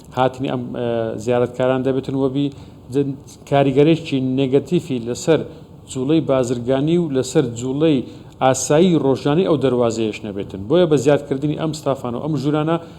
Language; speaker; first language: Central Kurdish; native; Central Kurdish